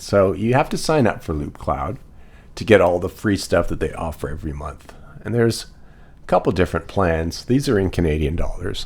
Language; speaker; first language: English; native; English